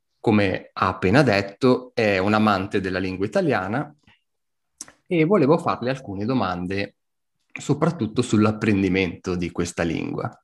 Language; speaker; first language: Italian; native; Italian